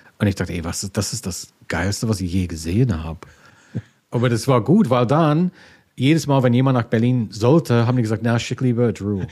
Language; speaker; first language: German; non-native, fluent; English